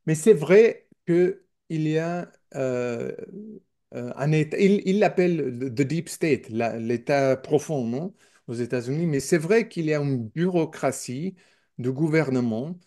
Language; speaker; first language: French; non-native, learner; English